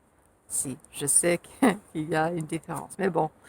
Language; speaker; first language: French; non-native, fluent; Finnish